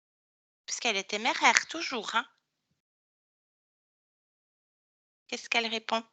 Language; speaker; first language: French; native; French